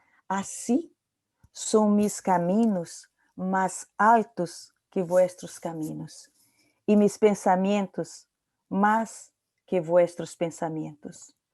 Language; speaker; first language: Portuguese; non-native, learner; Spanish